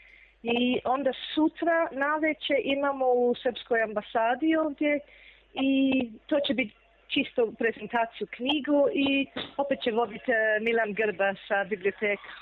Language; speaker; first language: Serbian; non-native, fluent; English